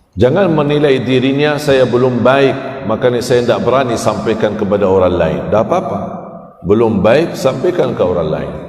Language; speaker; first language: Malay; non-native, fluent; Arabic